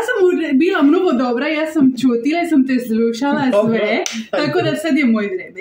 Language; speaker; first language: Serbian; non-native, learner; Spanish